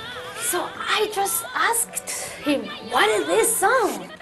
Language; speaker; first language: English; non-native, learner; Chinese